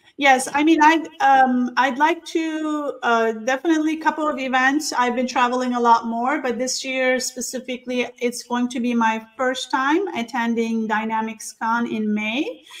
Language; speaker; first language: English; non-native, fluent; Turkish